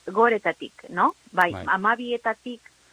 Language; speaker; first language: Basque; non-native, learner; Spanish